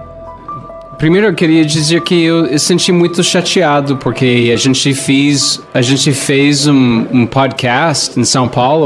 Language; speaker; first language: Portuguese; non-native, fluent; English